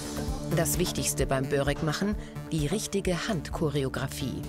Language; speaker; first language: German; native; German